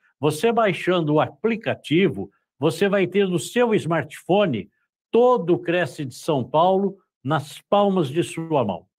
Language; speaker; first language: Portuguese; native; Portuguese